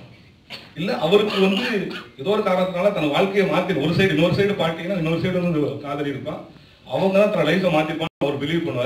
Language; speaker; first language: Tamil; native; Tamil